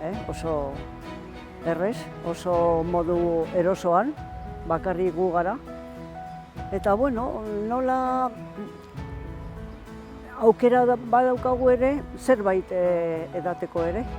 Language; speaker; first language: Basque; non-native, local second language; Spanish